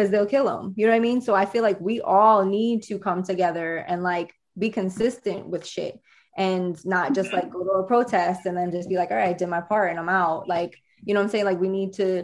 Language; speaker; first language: English; native; English